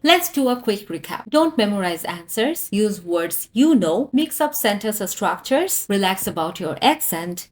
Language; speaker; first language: English; non-native, fluent; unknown